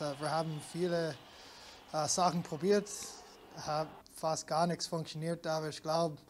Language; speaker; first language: German; non-native, fluent; English